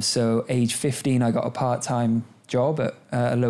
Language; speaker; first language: English; native; English